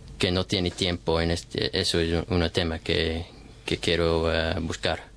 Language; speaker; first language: Spanish; non-native, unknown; English